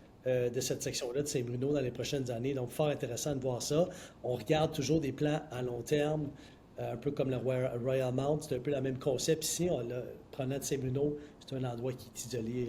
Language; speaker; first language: French; native; French